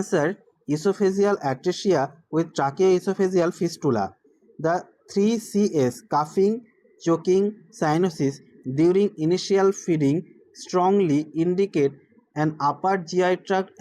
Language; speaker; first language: English; non-native, local second language; Bangla